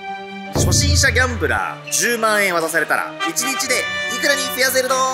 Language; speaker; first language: Japanese; native; Japanese